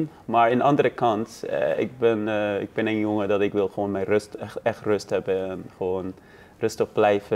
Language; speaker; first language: Dutch; non-native, learner; Persian